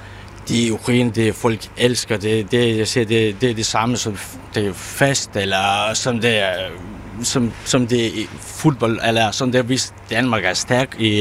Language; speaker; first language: Danish; non-native, learner; Ukrainian